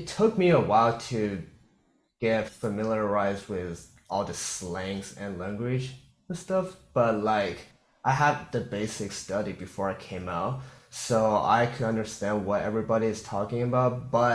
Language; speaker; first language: English; non-native, fluent; Korean